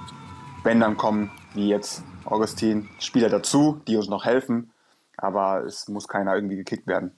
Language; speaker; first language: German; native; German